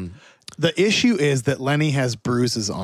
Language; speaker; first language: English; native; English